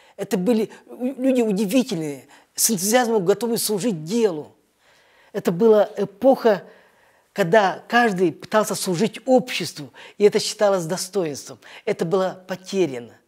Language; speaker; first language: Russian; native; Russian